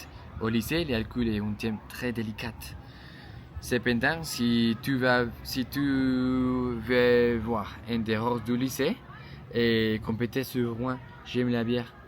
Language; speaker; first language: French; non-native, learner; Spanish